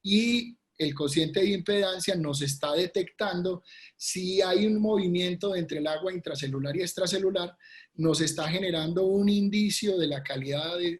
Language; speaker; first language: Spanish; native; Spanish